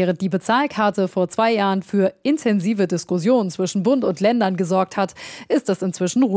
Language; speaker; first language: German; native; German